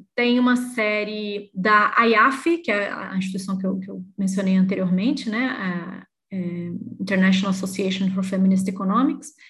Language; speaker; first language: Portuguese; native; Portuguese